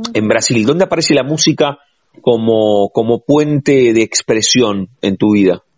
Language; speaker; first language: Spanish; native; Spanish